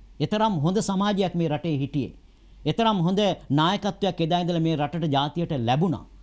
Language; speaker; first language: Sinhala; non-native, local second language; Tamil